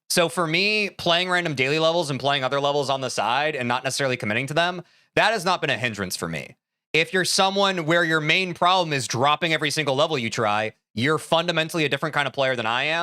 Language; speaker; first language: English; native; English